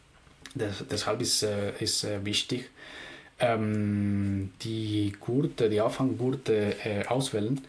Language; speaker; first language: German; non-native, fluent; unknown